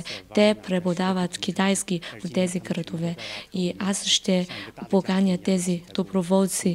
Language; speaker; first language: Bulgarian; non-native, fluent; Chinese